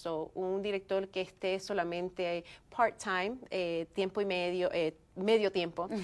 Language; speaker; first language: Spanish; early bilingual, heritage; Spanish